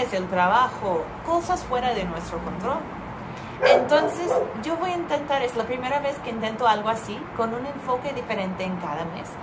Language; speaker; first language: Spanish; non-native, fluent; English